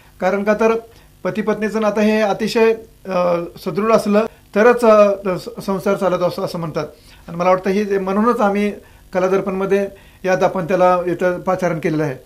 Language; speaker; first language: Marathi; native; Marathi